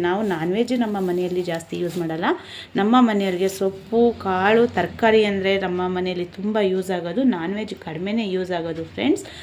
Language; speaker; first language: Kannada; non-native, local second language; Urdu